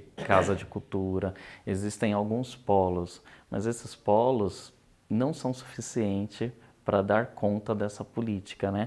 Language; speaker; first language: Portuguese; native; Portuguese